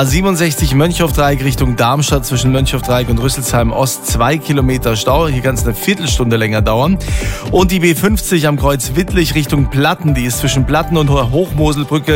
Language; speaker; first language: German; native; German